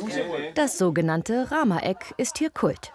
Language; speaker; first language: German; native; German